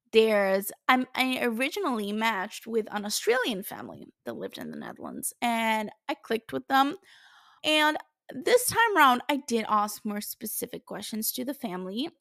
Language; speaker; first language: English; non-native, fluent; Italian